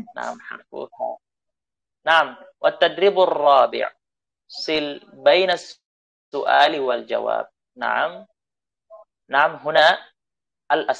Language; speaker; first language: Arabic; non-native, fluent; Indonesian